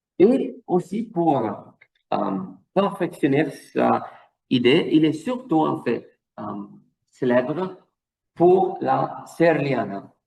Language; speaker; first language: French; non-native, fluent; Italian